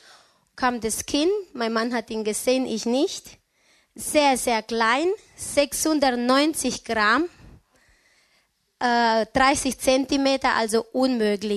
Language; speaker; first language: German; non-native, learner; Romanian